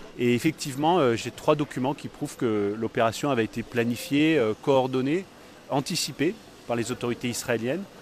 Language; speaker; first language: French; native; French